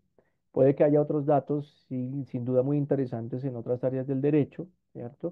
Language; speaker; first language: Spanish; native; Spanish